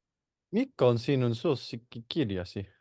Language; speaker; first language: Finnish; non-native, learner; English